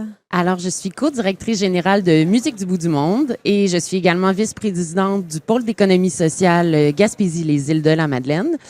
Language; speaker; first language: French; native; French